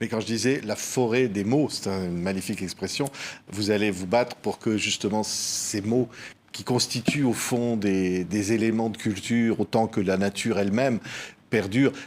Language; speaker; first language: French; native; French